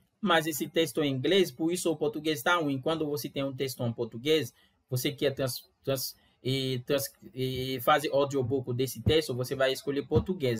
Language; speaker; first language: Portuguese; non-native, fluent; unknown